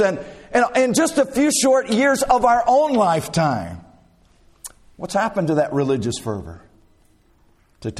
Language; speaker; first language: English; native; English